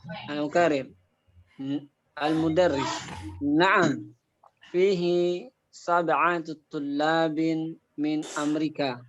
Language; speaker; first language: Arabic; non-native, fluent; Indonesian